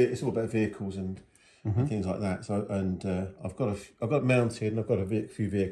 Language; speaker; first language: English; native; English